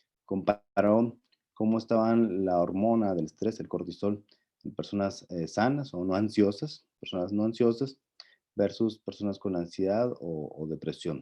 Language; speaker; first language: Spanish; native; Spanish